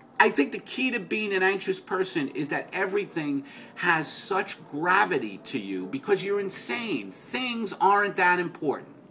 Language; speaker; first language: English; native; English